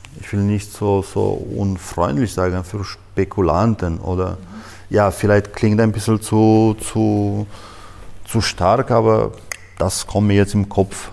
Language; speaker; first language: German; non-native, fluent; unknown